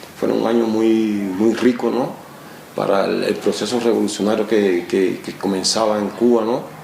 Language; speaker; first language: Spanish; native; Spanish